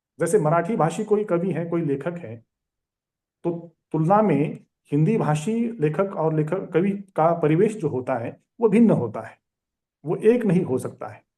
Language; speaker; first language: Hindi; non-native, local second language; Marathi